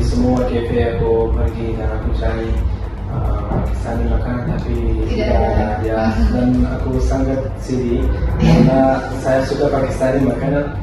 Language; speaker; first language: Indonesian; non-native, learner; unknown